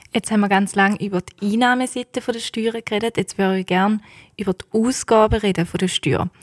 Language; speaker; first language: German; native; German